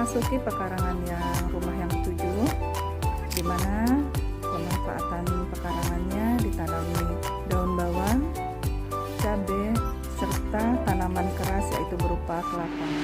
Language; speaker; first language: Indonesian; native; Indonesian